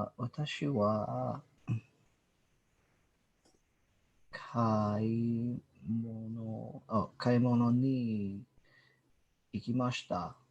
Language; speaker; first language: Japanese; non-native, learner; English